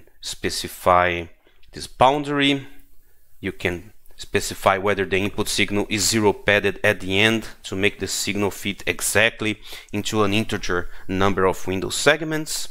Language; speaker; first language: English; non-native, fluent; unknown